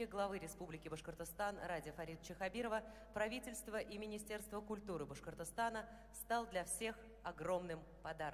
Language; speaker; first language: Russian; native; Russian